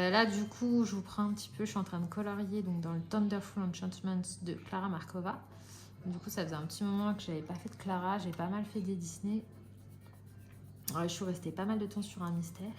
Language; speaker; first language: French; native; French